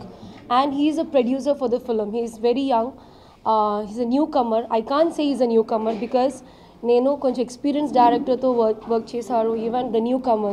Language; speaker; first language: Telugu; non-native, learner; Malayalam